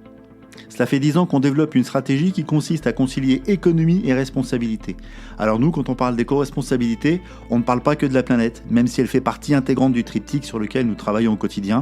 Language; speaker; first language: French; native; French